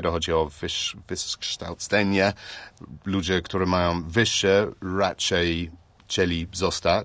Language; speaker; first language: Polish; non-native, learner; English